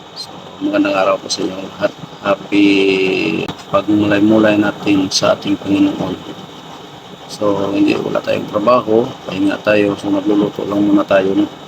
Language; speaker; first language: Filipino; non-native, local second language; Cebuano